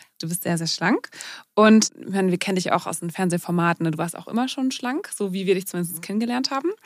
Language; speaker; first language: German; native; German